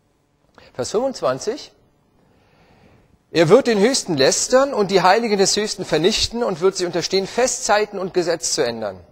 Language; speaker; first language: German; native; German